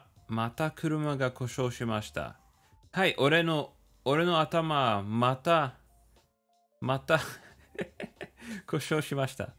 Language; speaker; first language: Japanese; non-native, learner; English